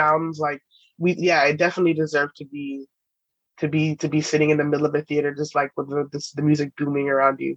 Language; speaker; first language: English; native; English